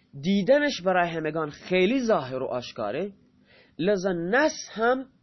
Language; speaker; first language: Persian; non-native, local second language; Baluchi